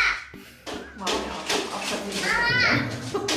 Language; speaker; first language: Korean; non-native, fluent; Japanese